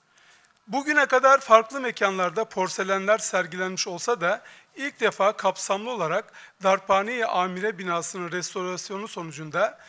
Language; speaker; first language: Turkish; native; Turkish